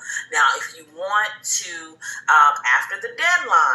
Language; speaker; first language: English; native; English